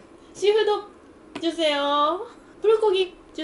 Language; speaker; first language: Korean; non-native, learner; Japanese